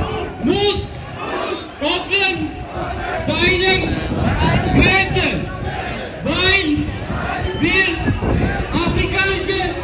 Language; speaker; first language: German; non-native, learner; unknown